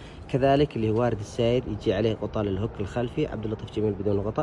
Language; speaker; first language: Arabic; native; Arabic